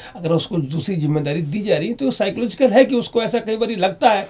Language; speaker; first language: Hindi; native; Hindi